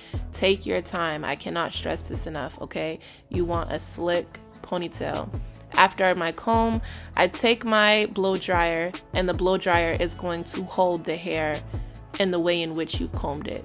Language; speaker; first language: English; native; English